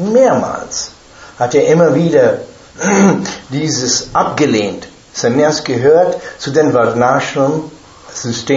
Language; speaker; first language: German; non-native, fluent; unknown